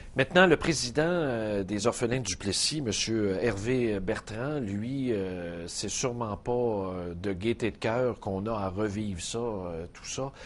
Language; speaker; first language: French; native; French